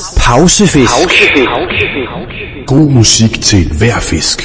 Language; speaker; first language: Danish; native; Danish